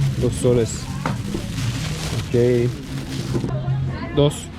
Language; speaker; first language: Spanish; non-native, learner; Turkish